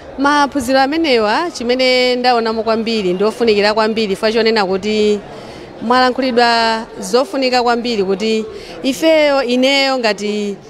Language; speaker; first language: Nyanja; native; Nyanja